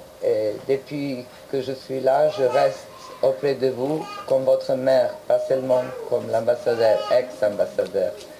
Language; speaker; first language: French; non-native, fluent; Serbian